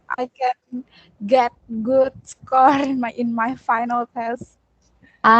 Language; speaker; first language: English; non-native, learner; Indonesian